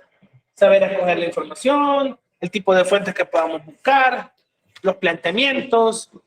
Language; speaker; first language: Spanish; native; Spanish